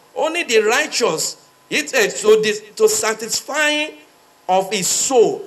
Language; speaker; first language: English; non-native, local second language; Yoruba